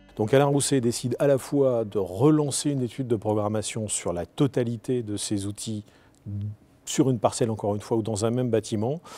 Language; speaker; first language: French; native; French